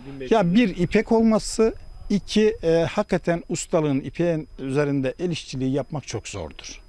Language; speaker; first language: Turkish; native; Turkish